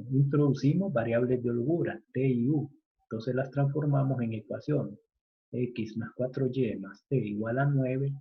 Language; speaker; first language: Spanish; native; Spanish